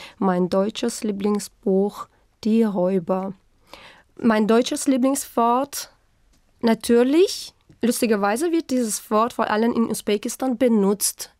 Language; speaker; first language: German; non-native, fluent; Uzbek